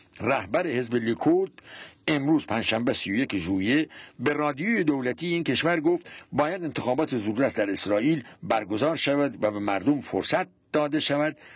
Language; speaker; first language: Persian; non-native, local second language; Central Kurdish